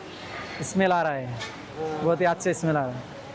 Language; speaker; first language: Hindi; non-native, learner; Bangla